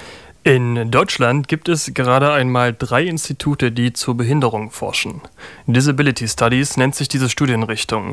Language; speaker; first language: German; native; German